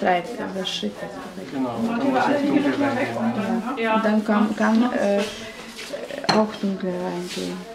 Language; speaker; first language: German; non-native, learner; Russian